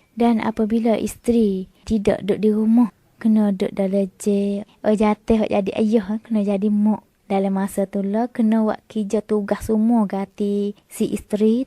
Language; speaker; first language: Malay; native; Malay